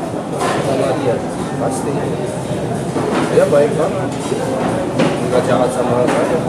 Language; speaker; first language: Indonesian; non-native, learner; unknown